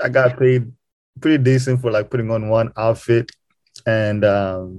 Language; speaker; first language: English; non-native, local second language; Kinyarwanda